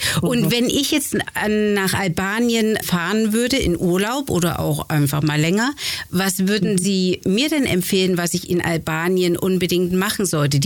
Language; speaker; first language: German; native; German